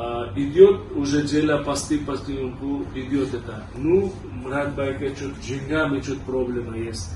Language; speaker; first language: Russian; non-native, learner; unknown